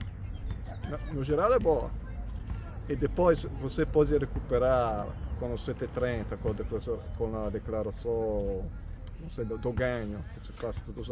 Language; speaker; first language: Portuguese; non-native, fluent; Italian